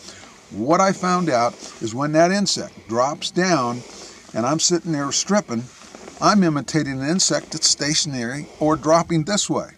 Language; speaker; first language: English; native; English